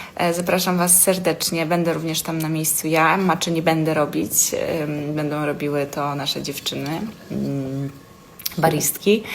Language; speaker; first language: Polish; native; Polish